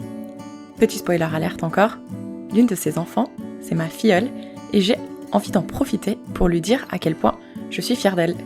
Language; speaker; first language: French; native; French